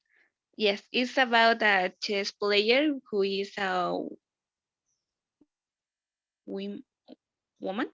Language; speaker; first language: English; non-native, learner; Spanish